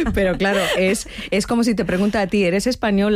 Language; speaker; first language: Spanish; non-native, fluent; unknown